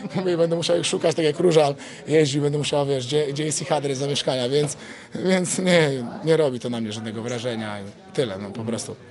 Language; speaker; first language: Polish; native; Polish